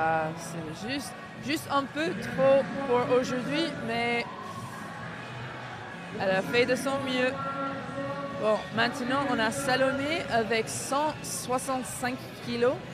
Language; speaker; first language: French; non-native, learner; English